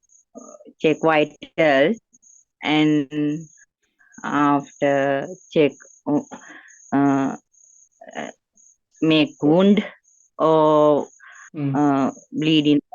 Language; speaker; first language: English; non-native, learner; Sinhala